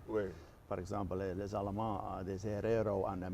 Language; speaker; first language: French; non-native, fluent; Dutch